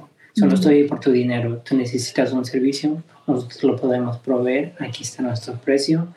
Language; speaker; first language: Spanish; early bilingual, heritage; Spanish